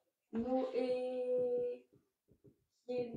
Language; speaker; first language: Spanish; non-native, learner; French